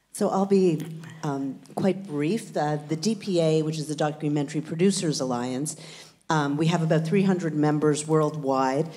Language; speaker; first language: English; native; English